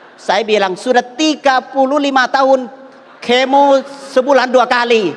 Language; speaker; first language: Indonesian; non-native, fluent; Thai